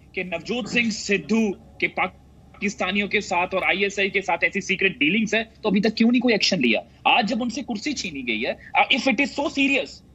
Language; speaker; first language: Hindi; native; Hindi